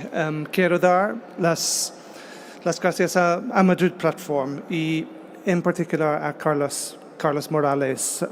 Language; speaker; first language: Spanish; non-native, fluent; English